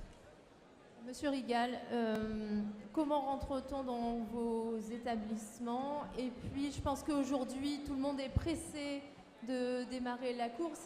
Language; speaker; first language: French; native; French